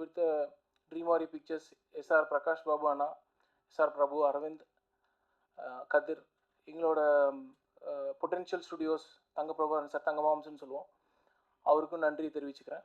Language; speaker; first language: Tamil; native; Tamil